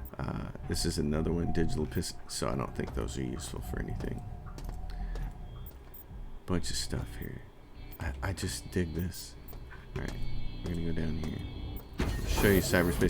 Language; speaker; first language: English; native; English